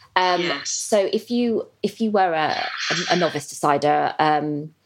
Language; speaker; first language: English; native; English